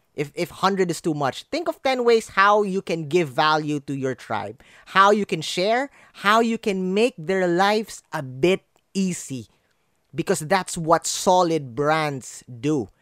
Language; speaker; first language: English; non-native, local second language; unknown